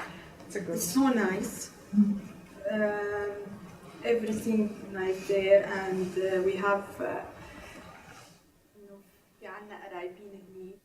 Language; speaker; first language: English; non-native, learner; Arabic